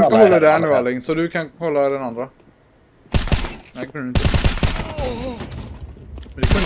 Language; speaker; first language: Swedish; native; Swedish